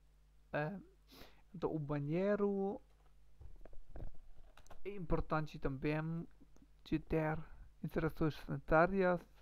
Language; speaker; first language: Portuguese; non-native, learner; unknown